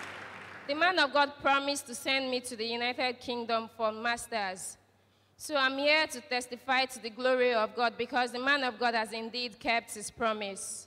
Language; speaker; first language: English; non-native, local second language; Yoruba